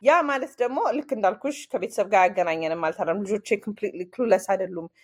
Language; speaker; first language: Amharic; early bilingual, heritage; Amharic